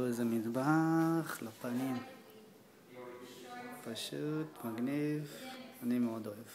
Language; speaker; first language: Hebrew; native; Hebrew